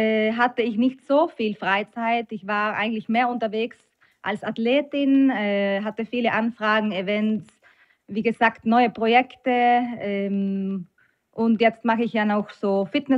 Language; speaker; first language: German; native; German